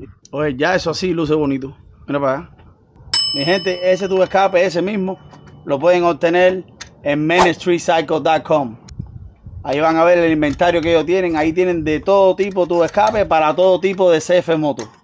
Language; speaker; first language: Spanish; native; Spanish